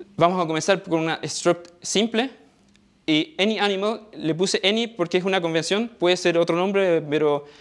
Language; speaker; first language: Spanish; native; Spanish